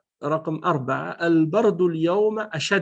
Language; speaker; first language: Arabic; non-native, fluent; French